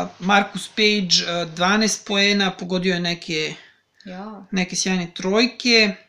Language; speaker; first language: Serbian; native; Serbian